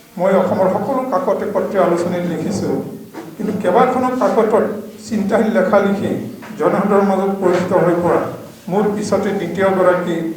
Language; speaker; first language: Assamese; non-native, local second language; Bangla